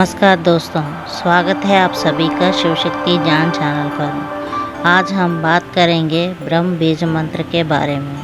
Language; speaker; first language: Hindi; native; Hindi